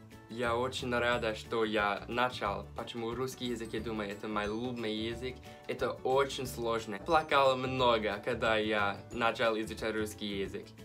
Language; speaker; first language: Russian; non-native, learner; English